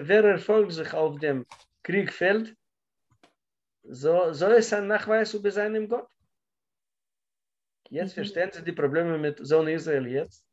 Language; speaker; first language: German; non-native, learner; Russian